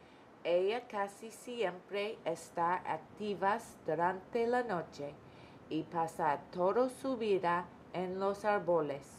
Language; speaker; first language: Spanish; non-native, learner; English